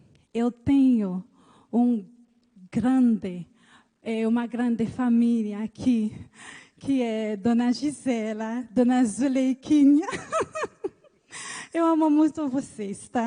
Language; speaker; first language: Portuguese; non-native, learner; Haitian Creole